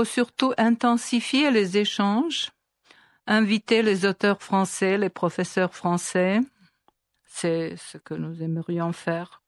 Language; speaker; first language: French; non-native, fluent; Serbian